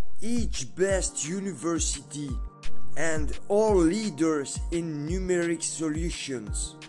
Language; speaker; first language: English; non-native, learner; French